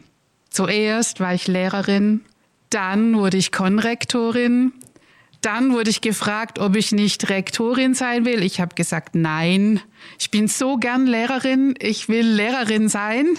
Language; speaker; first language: German; native; German